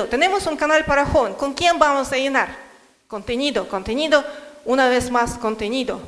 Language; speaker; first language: Spanish; non-native, learner; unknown